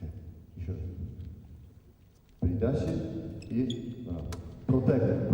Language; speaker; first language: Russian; non-native, learner; Italian